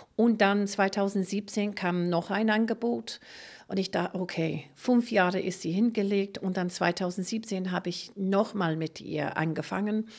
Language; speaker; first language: German; non-native, fluent; English